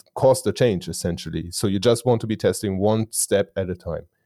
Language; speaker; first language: English; non-native, fluent; German